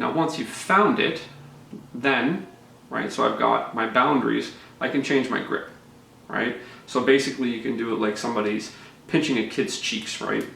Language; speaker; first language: English; native; English